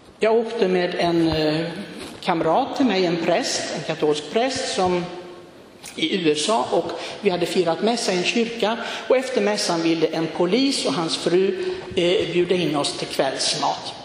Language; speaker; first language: Swedish; non-native, fluent; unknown